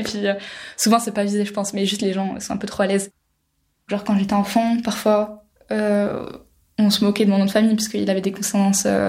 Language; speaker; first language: French; native; French